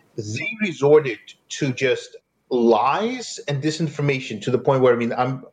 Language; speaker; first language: English; non-native, fluent; Russian